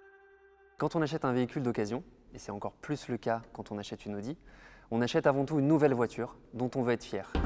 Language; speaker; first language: French; native; French